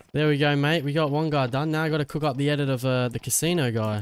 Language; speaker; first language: English; native; English